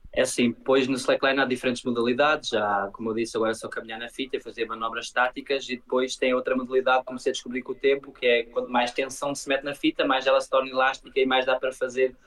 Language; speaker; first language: Portuguese; early bilingual, heritage; Portuguese